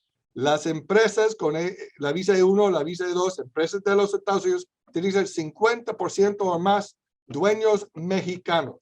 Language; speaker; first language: Spanish; non-native, fluent; English